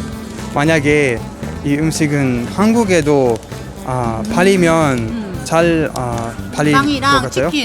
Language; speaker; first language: Korean; non-native, fluent; Luxembourgish